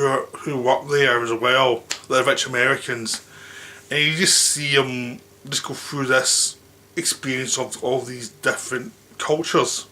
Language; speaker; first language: English; native; English